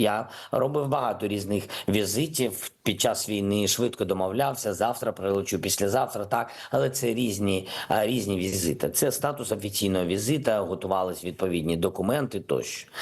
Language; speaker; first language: Ukrainian; non-native, local second language; Russian